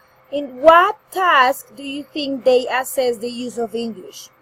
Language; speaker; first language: English; non-native, fluent; Spanish